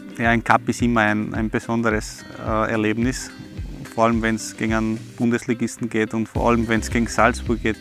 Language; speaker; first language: German; early bilingual, other home language; Bosnian